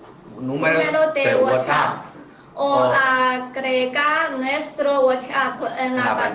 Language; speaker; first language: Spanish; non-native, learner; Chinese